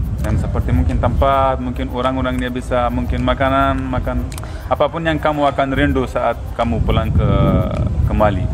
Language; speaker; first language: Indonesian; non-native, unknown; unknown